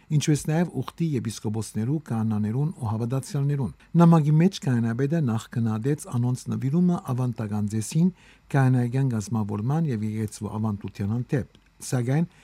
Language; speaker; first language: Armenian; native; Armenian